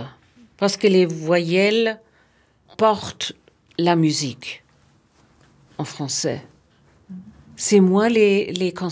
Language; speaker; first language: French; non-native, fluent; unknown